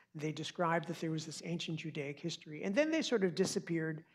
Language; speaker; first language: English; native; English